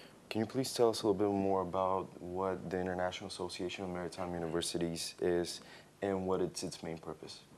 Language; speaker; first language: English; non-native, fluent; Bulgarian